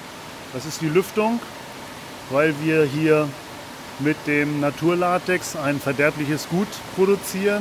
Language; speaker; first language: German; native; German